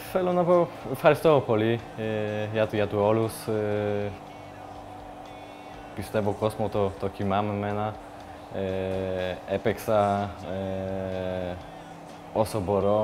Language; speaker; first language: Greek; non-native, learner; Polish